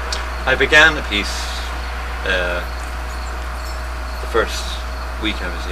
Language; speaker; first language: English; native; English